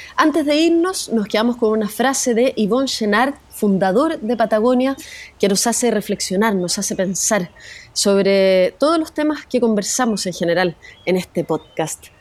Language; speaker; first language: Spanish; native; Spanish